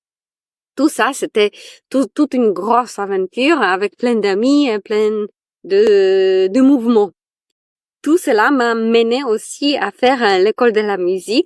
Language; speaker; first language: French; non-native, fluent; Polish